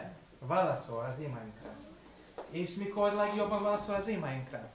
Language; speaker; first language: Hungarian; non-native, learner; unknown